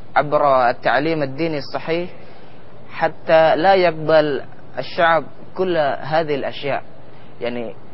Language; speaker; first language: Arabic; non-native, fluent; Indonesian